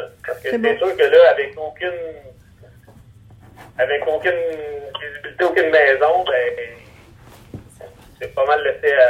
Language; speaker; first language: French; native; French